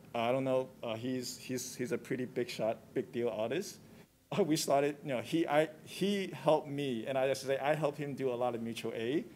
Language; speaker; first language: English; non-native, local second language; Cantonese